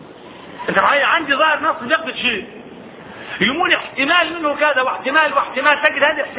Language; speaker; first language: Arabic; native; Arabic